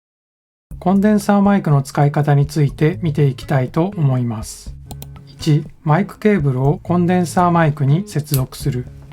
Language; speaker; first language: Japanese; native; Japanese